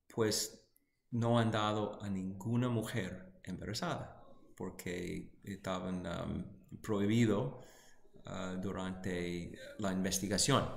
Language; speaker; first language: Spanish; non-native, fluent; English